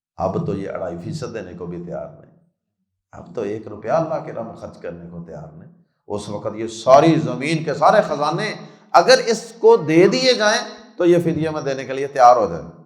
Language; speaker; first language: Urdu; non-native, local second language; Punjabi